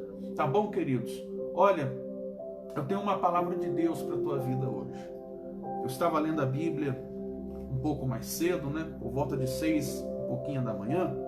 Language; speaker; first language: Portuguese; native; Portuguese